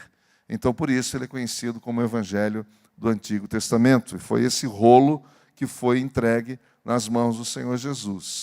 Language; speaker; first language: Portuguese; native; Portuguese